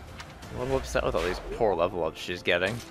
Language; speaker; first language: English; native; English